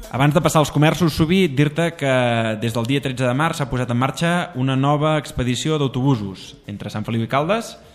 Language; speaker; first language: Catalan; native; Catalan